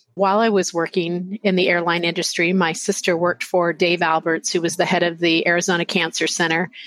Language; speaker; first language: English; native; English